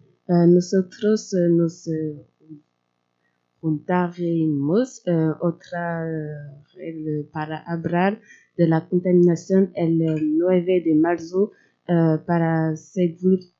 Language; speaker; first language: Spanish; non-native, learner; French